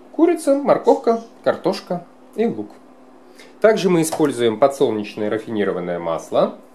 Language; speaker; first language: Russian; non-native, local second language; Kara-Kalpak